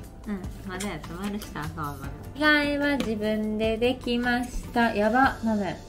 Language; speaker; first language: Japanese; native; Japanese